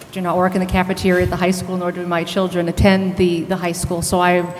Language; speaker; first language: English; native; English